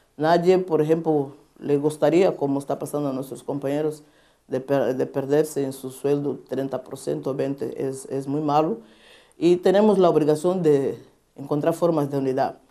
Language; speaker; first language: Spanish; non-native, fluent; Portuguese